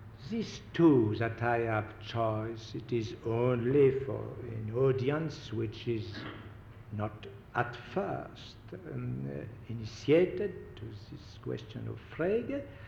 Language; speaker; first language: English; non-native, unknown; French